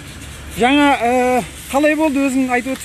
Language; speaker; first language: Kazakh; native; Kazakh